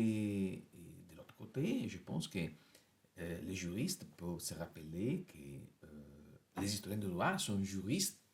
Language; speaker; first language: French; non-native, fluent; Italian